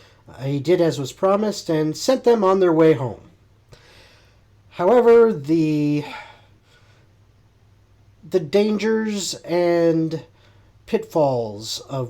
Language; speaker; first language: English; native; English